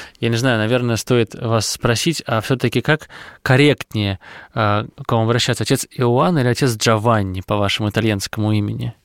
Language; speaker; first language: Russian; native; Russian